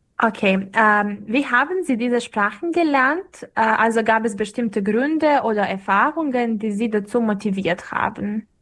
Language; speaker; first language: German; non-native, fluent; Serbian